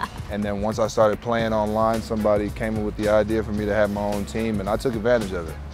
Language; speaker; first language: English; native; English